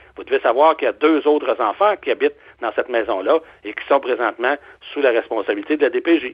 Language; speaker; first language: French; native; French